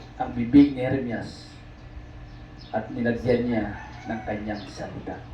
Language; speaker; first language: Filipino; native; Filipino